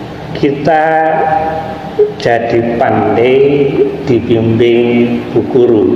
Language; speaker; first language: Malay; non-native, local second language; Javanese